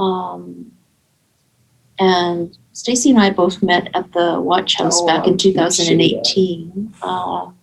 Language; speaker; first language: English; native; English